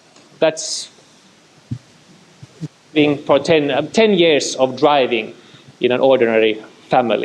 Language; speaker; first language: English; non-native, fluent; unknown